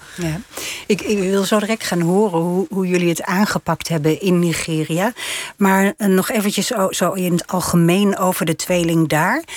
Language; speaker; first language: Dutch; native; Dutch